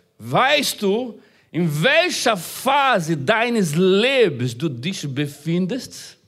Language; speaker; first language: German; non-native, fluent; Portuguese